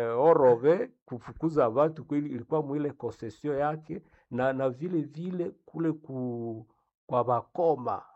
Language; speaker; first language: Swahili; non-native, local second language; Nande